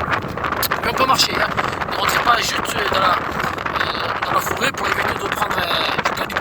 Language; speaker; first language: French; native; French